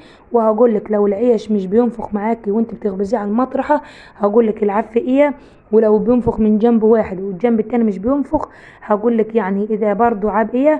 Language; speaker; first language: Arabic; native; Arabic